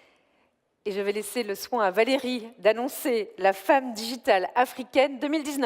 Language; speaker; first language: French; native; French